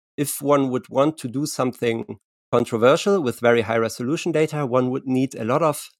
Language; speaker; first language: English; non-native, fluent; German